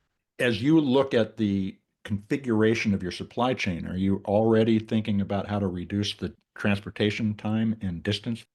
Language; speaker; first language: English; native; English